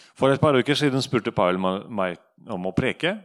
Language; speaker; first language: Norwegian; non-native, fluent; Russian